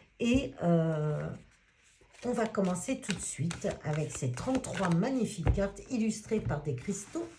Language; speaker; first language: French; native; French